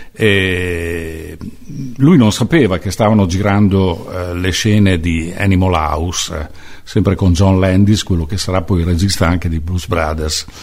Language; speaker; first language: Italian; native; Italian